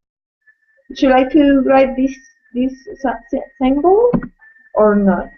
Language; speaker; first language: English; non-native, learner; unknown